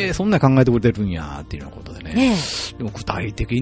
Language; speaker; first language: Japanese; native; Japanese